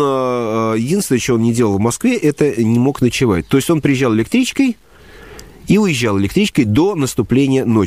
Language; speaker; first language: Russian; native; Russian